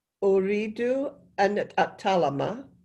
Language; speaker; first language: Arabic; non-native, learner; English